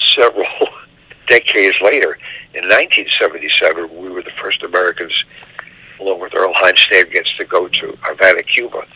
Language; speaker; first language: English; native; English